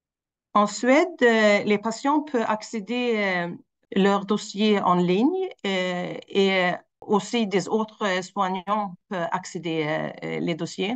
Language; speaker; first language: French; non-native, fluent; Swedish